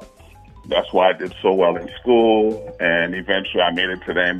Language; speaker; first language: English; non-native, fluent; Haitian Creole